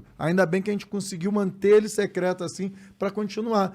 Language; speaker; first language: Portuguese; native; Portuguese